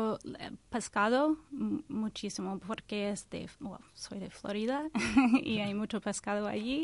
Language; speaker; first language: Spanish; non-native, learner; English